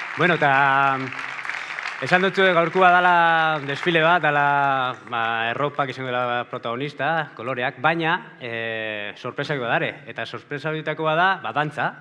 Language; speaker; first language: Basque; native; Basque